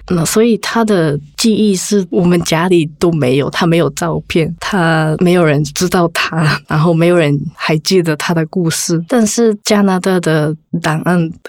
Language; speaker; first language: Chinese; non-native, fluent; Japanese